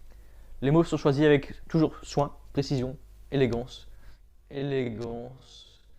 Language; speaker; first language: French; native; French